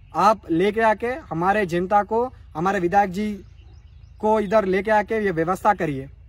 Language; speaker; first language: Hindi; non-native, local second language; Telugu